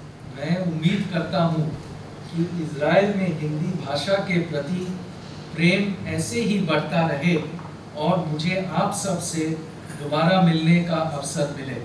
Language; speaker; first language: Hindi; non-native, local second language; Bangla